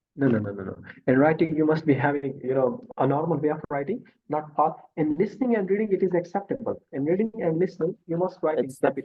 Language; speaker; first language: English; non-native, fluent; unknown